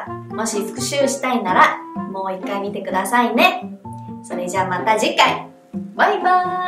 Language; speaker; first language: Japanese; non-native, fluent; Chinese